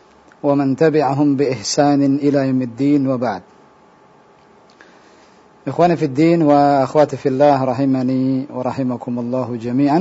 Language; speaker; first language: Arabic; non-native, fluent; Indonesian